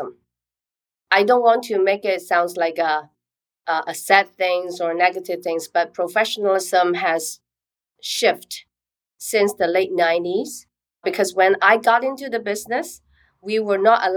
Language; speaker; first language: English; non-native, local second language; Cantonese